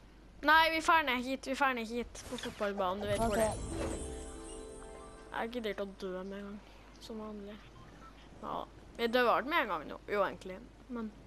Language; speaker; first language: Norwegian; native; Norwegian